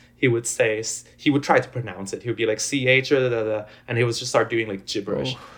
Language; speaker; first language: English; non-native, fluent; Thai